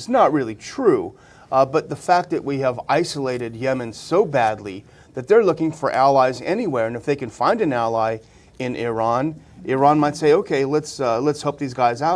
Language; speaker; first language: English; native; English